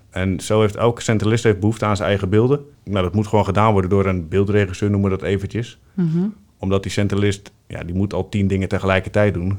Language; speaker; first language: Dutch; native; Dutch